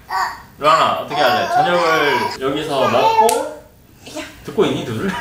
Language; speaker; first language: Korean; native; Korean